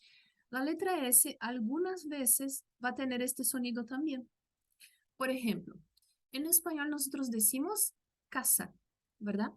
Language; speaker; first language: Spanish; non-native, local second language; Portuguese